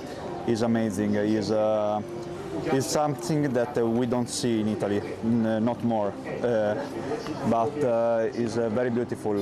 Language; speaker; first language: English; non-native, fluent; Italian